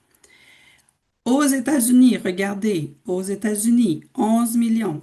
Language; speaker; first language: French; native; French